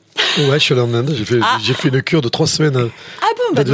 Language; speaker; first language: French; native; French